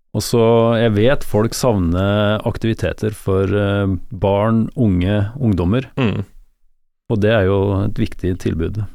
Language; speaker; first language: Norwegian; native; Norwegian